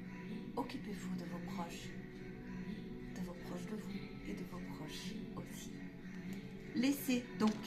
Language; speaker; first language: French; native; French